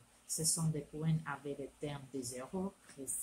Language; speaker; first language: French; non-native, learner; Spanish